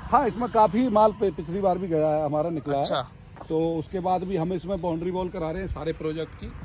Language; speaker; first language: Hindi; native; Hindi